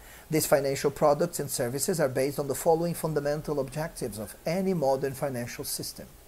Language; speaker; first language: English; non-native, fluent; Portuguese